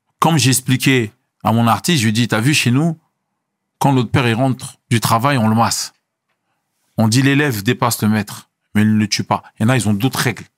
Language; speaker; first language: French; early bilingual, other home language; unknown